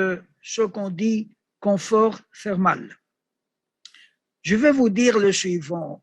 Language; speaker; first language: French; non-native, learner; Greek